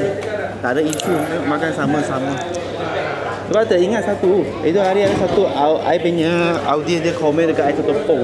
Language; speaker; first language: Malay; non-native, local second language; Chinese